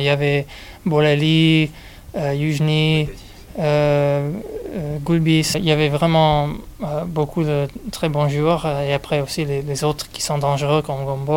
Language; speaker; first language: French; non-native, fluent; English